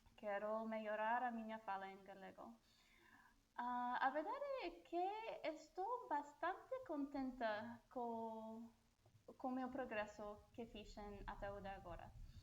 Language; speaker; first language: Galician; non-native, learner; English